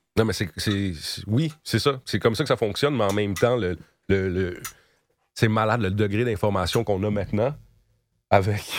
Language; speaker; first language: French; native; French